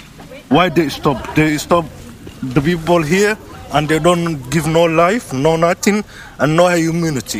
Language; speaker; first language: English; non-native, learner; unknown